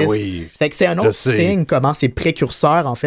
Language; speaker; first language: French; native; French